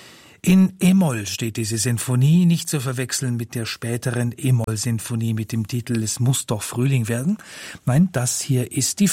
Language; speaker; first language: German; native; German